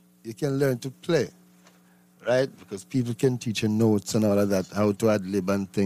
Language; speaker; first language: English; non-native, local second language; Jamaican Creole English